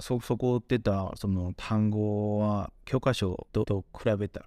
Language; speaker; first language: Japanese; non-native, fluent; Chinese